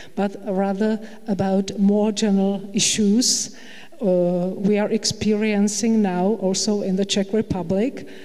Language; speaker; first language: English; non-native, fluent; Czech